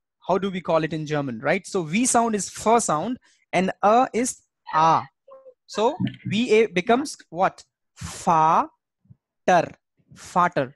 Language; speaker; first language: English; non-native, local second language; Hindi